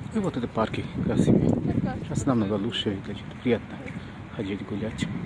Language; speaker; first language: Russian; non-native, fluent; Bangla